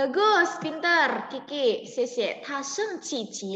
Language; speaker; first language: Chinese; non-native, fluent; Indonesian